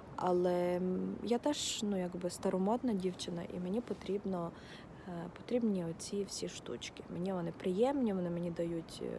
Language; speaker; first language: Ukrainian; non-native, local second language; Russian